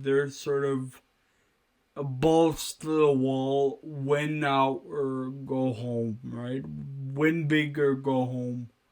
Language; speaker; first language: English; native; English